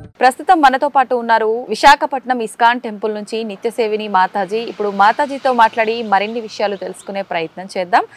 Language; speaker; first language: Telugu; native; Telugu